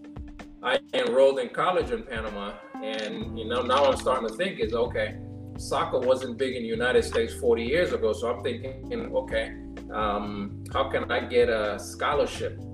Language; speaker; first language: English; non-native, fluent; Spanish